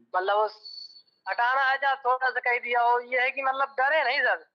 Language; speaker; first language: Hindi; native; Hindi